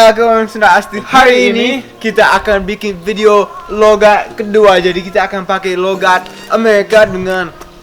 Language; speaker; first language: Indonesian; non-native, local second language; English